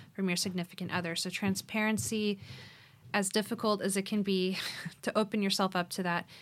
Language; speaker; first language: English; native; English